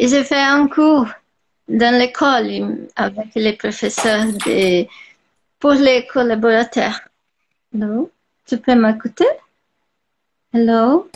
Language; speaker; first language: French; non-native, learner; Portuguese